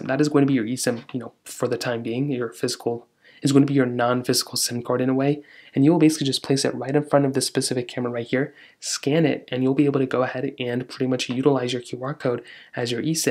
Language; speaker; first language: English; native; English